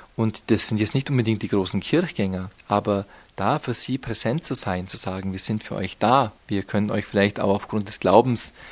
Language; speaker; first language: German; native; German